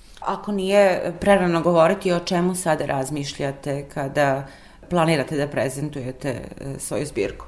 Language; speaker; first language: Serbian; native; Serbian